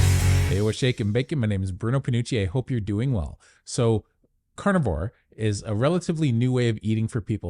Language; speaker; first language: English; native; English